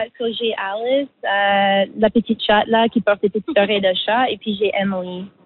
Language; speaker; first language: French; non-native, local second language; English